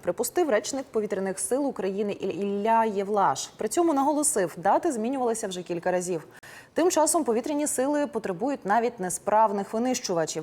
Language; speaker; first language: Ukrainian; native; Ukrainian